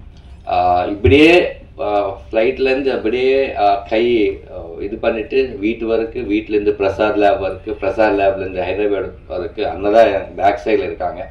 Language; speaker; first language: Tamil; non-native, learner; Telugu